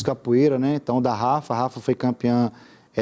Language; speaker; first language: Portuguese; native; Portuguese